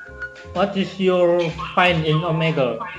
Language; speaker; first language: English; non-native, learner; Indonesian